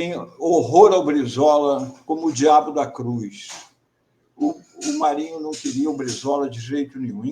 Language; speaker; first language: Portuguese; native; Portuguese